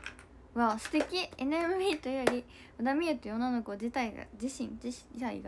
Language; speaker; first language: Japanese; native; Japanese